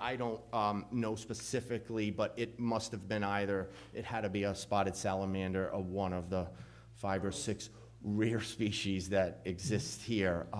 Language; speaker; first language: English; native; English